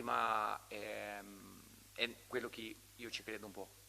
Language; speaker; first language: Italian; non-native, fluent; Portuguese